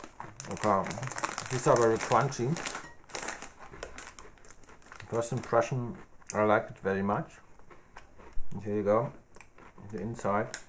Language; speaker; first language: English; non-native, learner; German